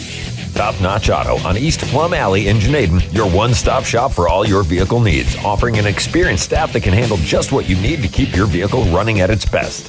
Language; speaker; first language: English; native; English